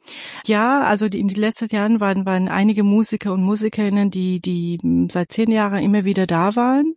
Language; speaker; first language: German; non-native, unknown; Persian